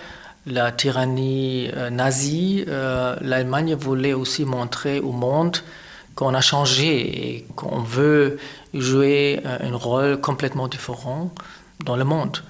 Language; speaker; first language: French; non-native, fluent; German